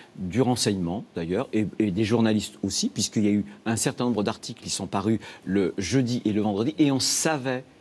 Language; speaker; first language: French; native; French